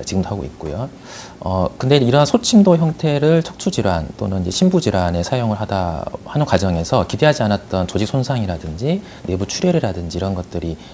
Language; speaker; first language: Korean; native; Korean